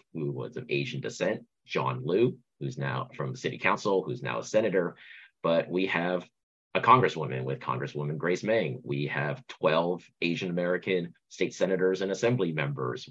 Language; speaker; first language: English; early bilingual, other home language; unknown